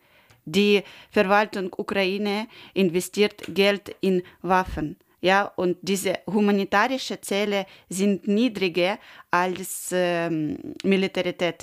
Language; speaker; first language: German; non-native, learner; Ukrainian